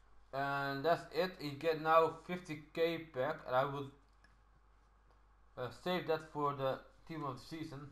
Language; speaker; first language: English; non-native, learner; Dutch